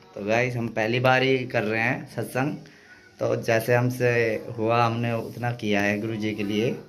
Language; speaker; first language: Hindi; native; Hindi